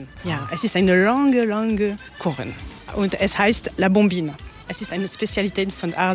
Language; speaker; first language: German; non-native, learner; French